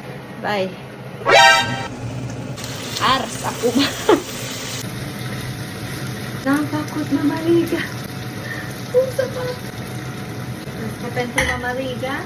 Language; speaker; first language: Romanian; non-native, learner; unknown